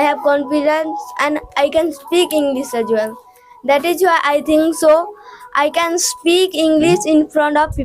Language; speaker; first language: English; non-native, learner; Odia